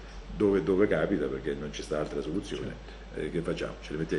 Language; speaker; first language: Italian; native; Italian